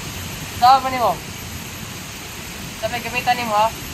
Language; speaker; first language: Filipino; non-native, local second language; Cebuano